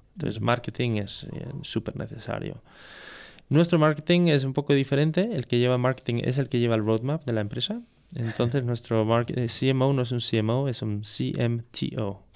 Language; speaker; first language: Spanish; non-native, fluent; French